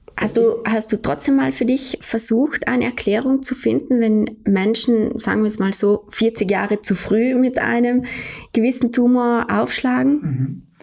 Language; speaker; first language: German; native; German